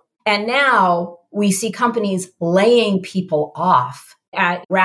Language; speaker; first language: English; native; English